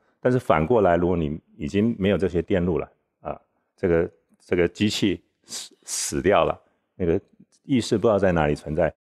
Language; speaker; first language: Chinese; native; Chinese